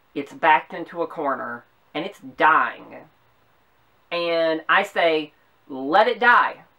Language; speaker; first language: English; native; English